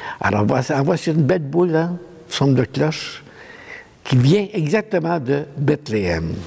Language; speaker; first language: French; native; French